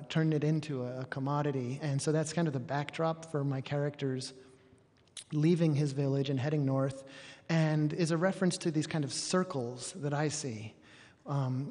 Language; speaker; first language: English; native; English